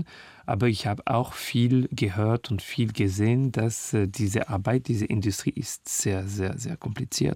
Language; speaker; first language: German; non-native, fluent; French